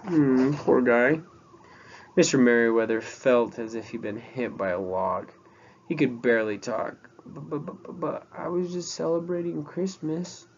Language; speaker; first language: English; native; English